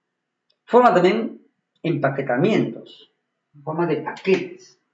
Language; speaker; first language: Spanish; native; Spanish